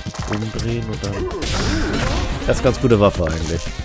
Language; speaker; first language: German; native; German